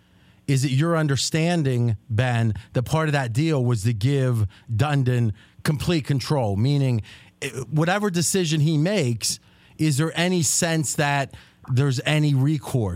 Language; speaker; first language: English; native; English